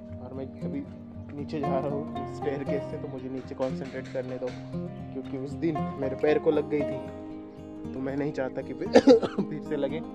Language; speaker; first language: Hindi; non-native, local second language; Marathi